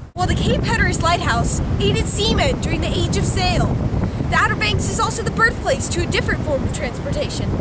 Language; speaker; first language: English; native; English